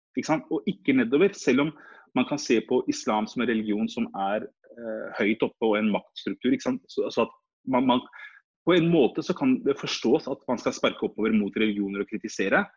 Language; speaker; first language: Norwegian; early bilingual, other home language; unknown